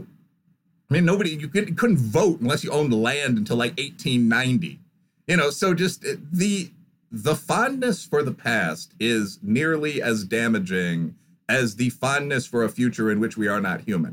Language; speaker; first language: English; native; English